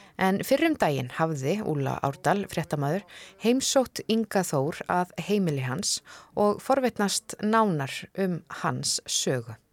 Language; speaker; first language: Icelandic; native; Icelandic